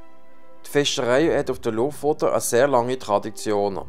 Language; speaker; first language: German; native; German